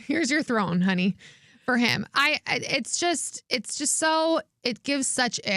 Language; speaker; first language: English; native; English